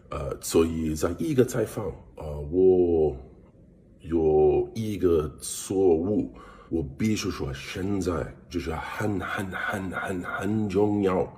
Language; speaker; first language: Chinese; non-native, learner; English